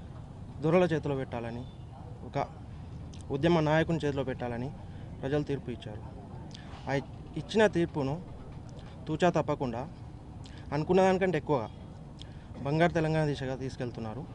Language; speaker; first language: Telugu; native; Telugu